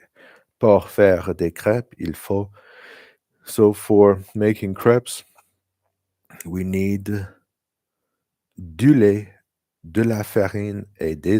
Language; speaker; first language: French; non-native, learner; English